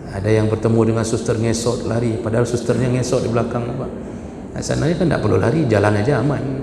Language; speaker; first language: Malay; non-native, local second language; Achinese